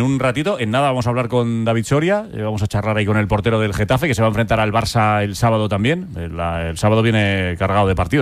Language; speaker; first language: Spanish; native; Spanish